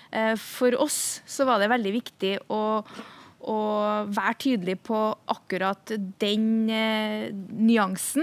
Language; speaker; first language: Norwegian; native; Norwegian